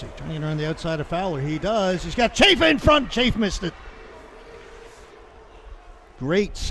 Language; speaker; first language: English; native; English